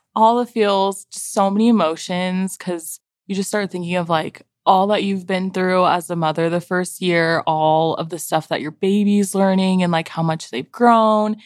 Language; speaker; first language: English; native; English